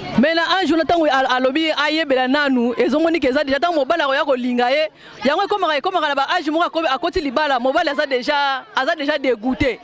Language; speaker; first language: Lingala; native; Lingala